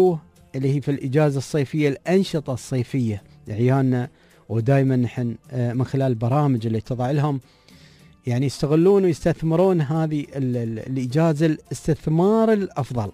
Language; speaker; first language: Arabic; native; Arabic